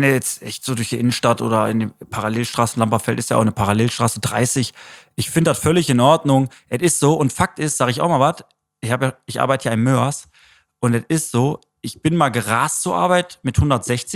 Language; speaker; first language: German; native; German